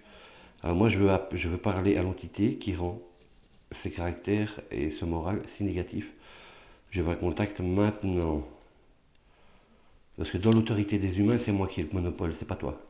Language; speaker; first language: French; native; French